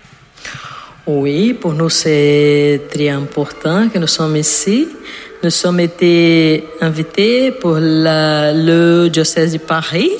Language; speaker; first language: French; non-native, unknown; Portuguese